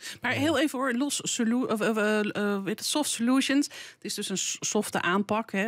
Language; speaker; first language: Dutch; native; Dutch